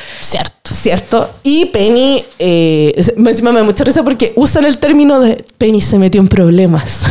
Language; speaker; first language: Spanish; native; Spanish